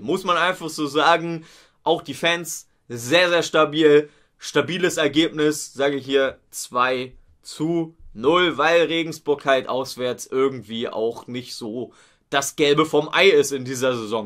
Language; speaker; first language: German; native; German